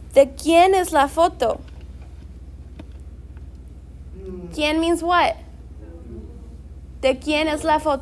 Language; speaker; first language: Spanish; non-native, fluent; English